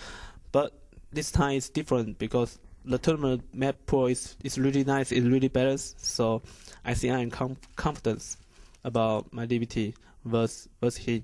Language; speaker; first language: English; non-native, learner; Chinese